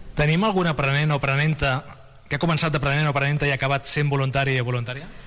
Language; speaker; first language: Catalan; native; Catalan